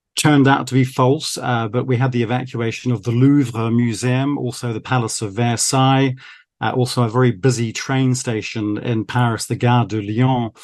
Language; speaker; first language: English; native; English